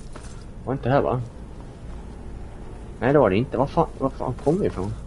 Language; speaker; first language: Swedish; native; Swedish